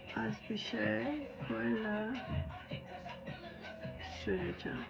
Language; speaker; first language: Turkish; non-native, learner; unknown